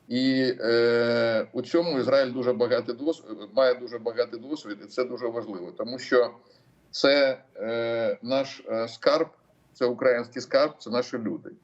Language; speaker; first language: Ukrainian; non-native, local second language; Russian